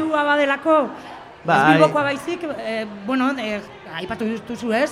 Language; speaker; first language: Basque; native; Basque